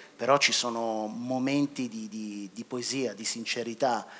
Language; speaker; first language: Italian; native; Italian